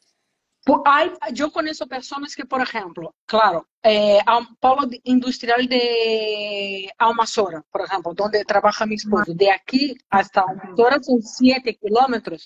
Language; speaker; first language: Spanish; non-native, learner; Portuguese